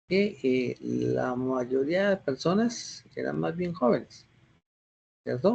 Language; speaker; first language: Spanish; native; Spanish